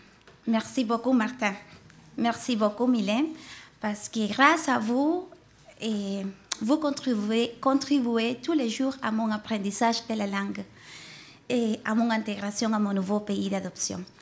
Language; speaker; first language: French; non-native, fluent; Spanish